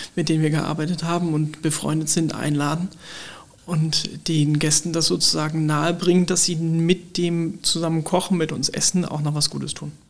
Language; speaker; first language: German; native; German